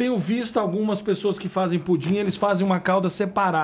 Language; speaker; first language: Portuguese; native; Portuguese